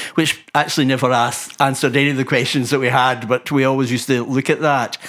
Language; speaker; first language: English; native; English